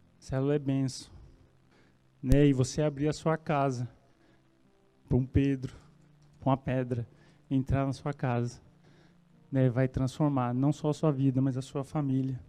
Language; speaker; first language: Portuguese; native; Portuguese